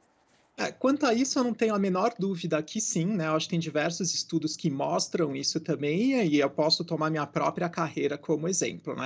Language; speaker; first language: Portuguese; native; Portuguese